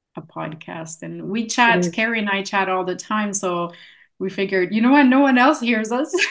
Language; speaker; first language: English; non-native, fluent; Polish